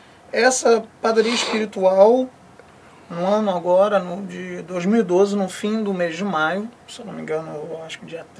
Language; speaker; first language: Portuguese; native; Portuguese